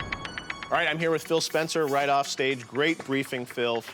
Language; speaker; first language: English; native; English